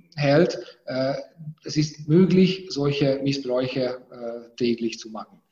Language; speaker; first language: German; non-native, fluent; Hungarian